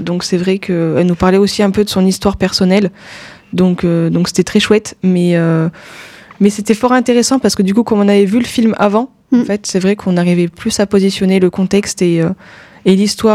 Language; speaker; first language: French; native; French